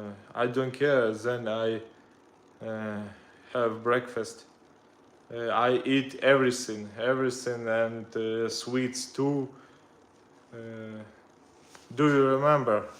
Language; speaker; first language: English; non-native, learner; Russian